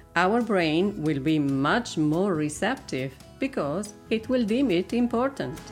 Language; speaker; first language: English; non-native, fluent; Italian